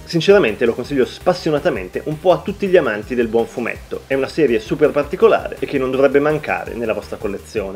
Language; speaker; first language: Italian; native; Italian